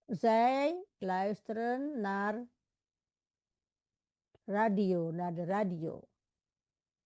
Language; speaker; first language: Dutch; non-native, learner; Indonesian